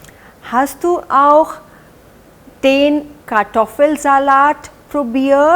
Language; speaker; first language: German; non-native, fluent; Hindi